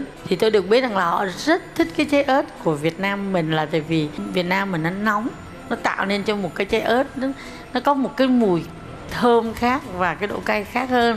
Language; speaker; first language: Vietnamese; native; Vietnamese